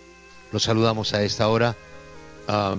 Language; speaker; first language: Spanish; native; Spanish